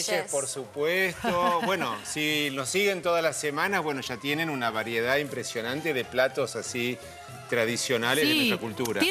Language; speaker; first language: Spanish; native; Spanish